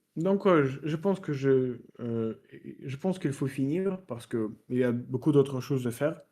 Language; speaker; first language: French; non-native, fluent; Russian